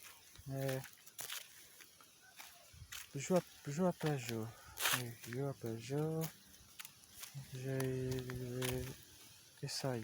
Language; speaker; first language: French; non-native, learner; Portuguese